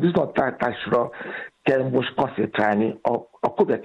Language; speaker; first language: Hungarian; non-native, learner; Yoruba